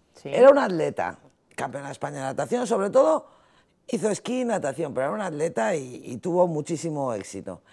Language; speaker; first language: Spanish; native; Spanish